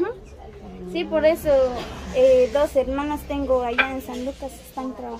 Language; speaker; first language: Spanish; non-native, local second language; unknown